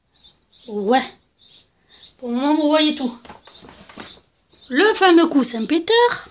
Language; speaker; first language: French; native; French